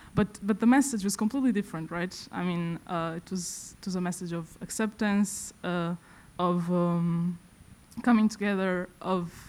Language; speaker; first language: English; non-native, fluent; Portuguese